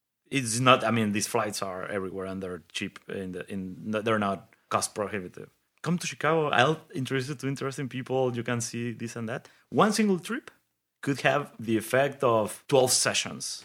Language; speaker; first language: English; non-native, fluent; Spanish